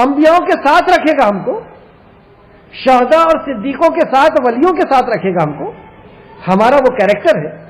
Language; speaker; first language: Urdu; native; Urdu